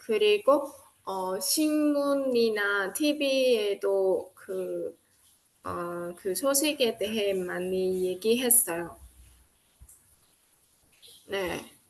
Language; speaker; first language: Korean; non-native, fluent; Vietnamese